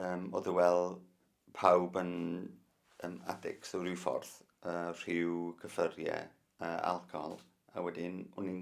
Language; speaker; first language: Welsh; non-native, learner; English